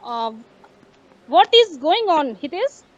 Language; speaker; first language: English; non-native, learner; Hindi